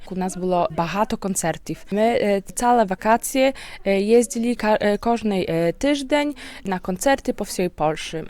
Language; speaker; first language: Ukrainian; early bilingual, heritage; Ukrainian